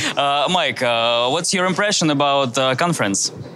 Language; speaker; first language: English; non-native, learner; Russian